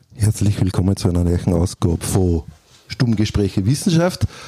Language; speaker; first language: German; native; German